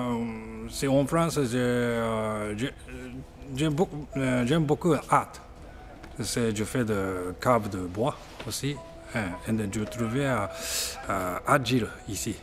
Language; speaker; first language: French; non-native, learner; Japanese